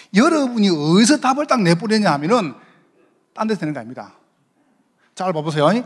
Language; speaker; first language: Korean; native; Korean